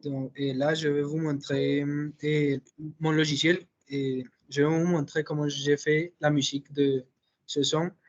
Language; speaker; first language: French; non-native, fluent; Spanish